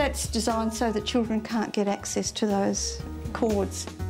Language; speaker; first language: English; native; English